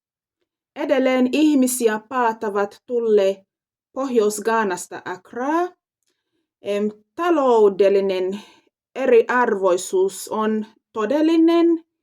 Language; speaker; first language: Finnish; non-native, fluent; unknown